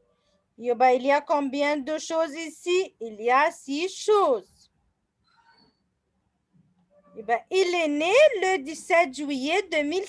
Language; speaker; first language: French; non-native, fluent; Arabic